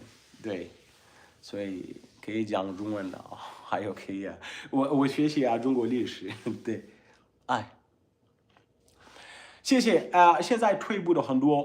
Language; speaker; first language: Chinese; non-native, learner; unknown